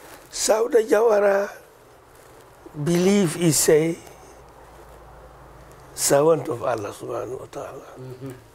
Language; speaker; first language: English; non-native, local second language; Wolof